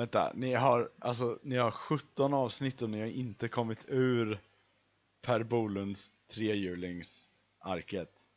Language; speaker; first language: Swedish; native; Swedish